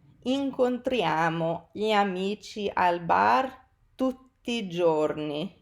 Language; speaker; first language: Italian; non-native, fluent; English